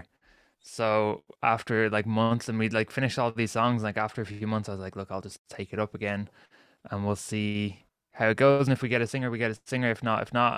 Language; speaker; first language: English; native; English